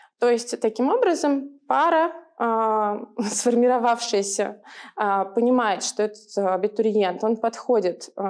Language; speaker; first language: Russian; native; Russian